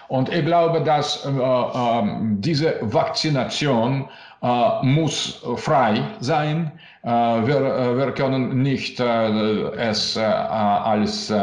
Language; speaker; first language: German; non-native, learner; Russian